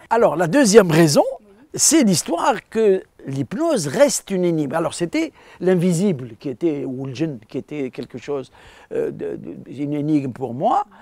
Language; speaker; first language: French; non-native, local second language; Arabic